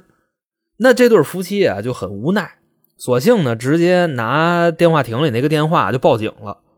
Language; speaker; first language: Chinese; native; Chinese